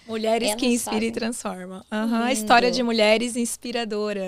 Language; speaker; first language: Portuguese; native; Portuguese